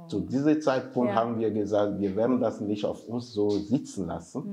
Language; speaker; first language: German; non-native, fluent; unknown